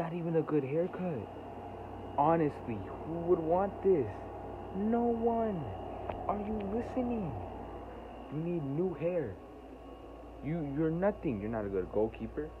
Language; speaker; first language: English; native; English